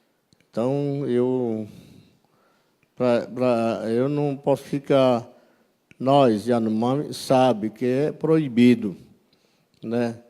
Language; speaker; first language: Portuguese; non-native, local second language; Yanomámi